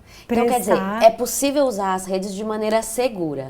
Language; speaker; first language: Portuguese; native; Portuguese